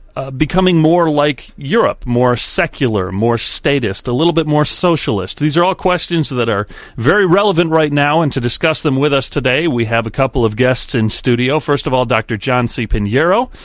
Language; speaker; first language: English; native; English